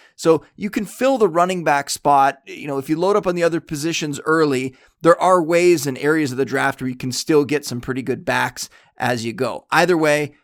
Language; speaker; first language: English; native; English